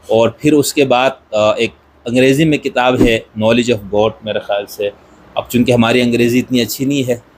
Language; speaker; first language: Urdu; non-native, local second language; Balti